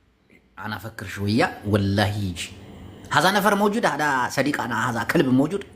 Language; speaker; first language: Arabic; non-native, learner; Amharic